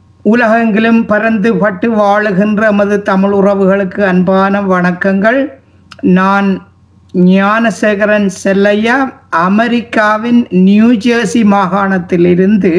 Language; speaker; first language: Tamil; native; Tamil